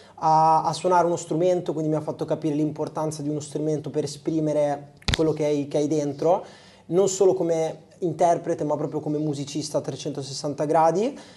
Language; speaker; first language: Italian; native; Italian